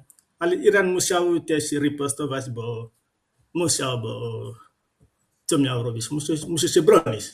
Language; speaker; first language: Polish; non-native, fluent; Lingala